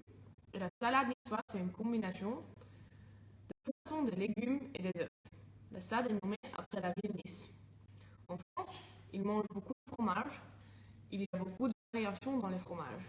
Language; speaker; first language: French; non-native, learner; Dutch